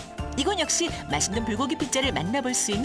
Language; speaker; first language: Korean; native; Korean